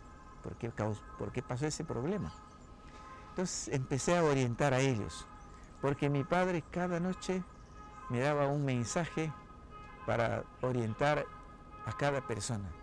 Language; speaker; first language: Spanish; non-native, local second language; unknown